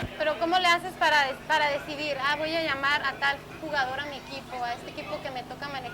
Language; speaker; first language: Spanish; native; Spanish